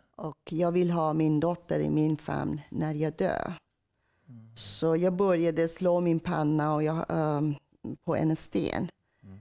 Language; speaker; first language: Swedish; non-native, fluent; Persian